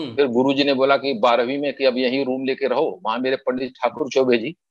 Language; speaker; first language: Hindi; native; Hindi